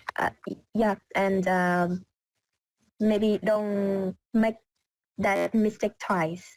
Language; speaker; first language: English; non-native, learner; Vietnamese